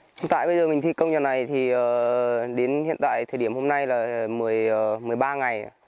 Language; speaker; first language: Vietnamese; non-native, local second language; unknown